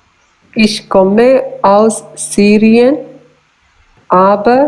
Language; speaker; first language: German; non-native, learner; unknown